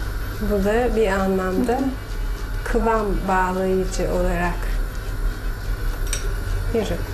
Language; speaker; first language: Turkish; native; Turkish